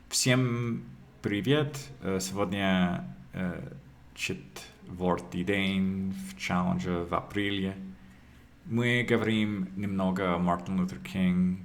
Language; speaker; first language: Russian; non-native, learner; English